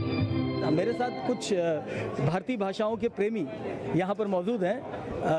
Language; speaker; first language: Hindi; native; Hindi